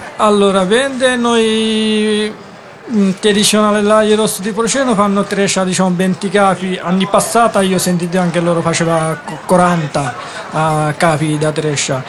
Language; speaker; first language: Italian; non-native, learner; Bangla